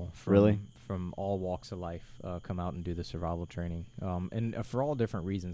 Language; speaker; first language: English; native; English